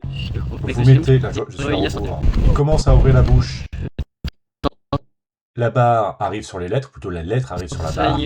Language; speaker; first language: French; native; French